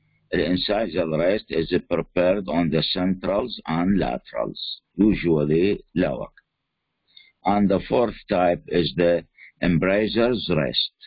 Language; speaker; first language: English; non-native, fluent; Arabic